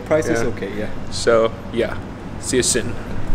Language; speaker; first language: English; non-native, learner; Korean